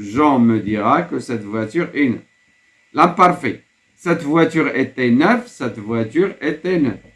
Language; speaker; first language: French; non-native, local second language; Arabic